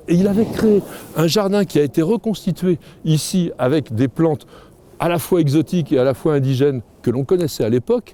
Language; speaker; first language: French; native; French